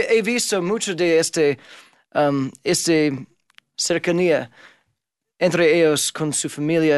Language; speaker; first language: Spanish; non-native, fluent; English